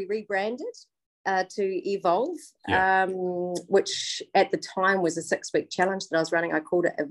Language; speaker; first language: English; native; English